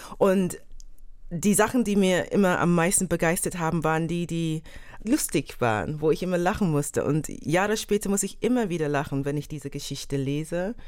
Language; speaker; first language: German; non-native, fluent; English